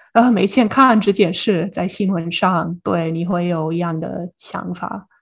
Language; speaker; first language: Chinese; non-native, fluent; English